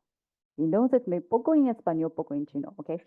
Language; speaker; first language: Spanish; non-native, learner; Chinese